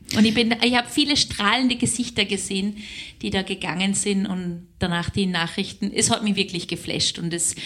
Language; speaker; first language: German; native; German